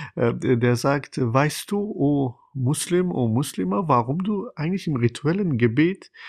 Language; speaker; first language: German; non-native, fluent; Persian